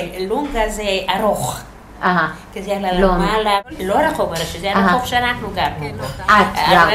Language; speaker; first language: Hebrew; non-native, fluent; Yiddish